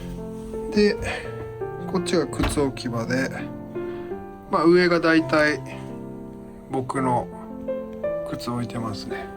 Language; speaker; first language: Japanese; native; Japanese